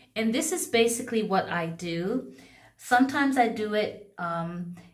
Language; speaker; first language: English; native; English